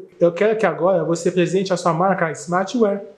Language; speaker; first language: Portuguese; native; Portuguese